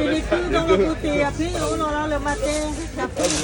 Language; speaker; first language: French; non-native, learner; Thai